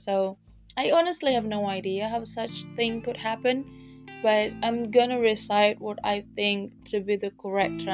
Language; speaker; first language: English; non-native, fluent; Indonesian